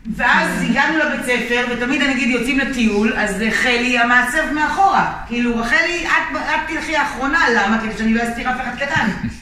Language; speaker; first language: Hebrew; native; Hebrew